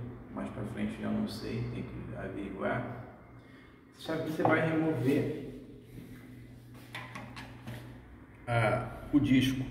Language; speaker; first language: Portuguese; native; Portuguese